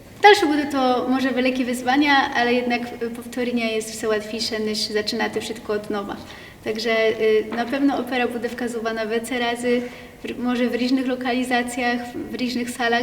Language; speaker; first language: Polish; non-native, local second language; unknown